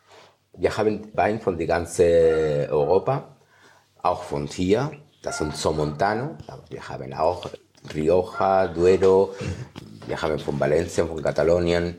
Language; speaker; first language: German; non-native, fluent; Spanish